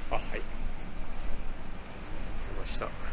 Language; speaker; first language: Japanese; non-native, learner; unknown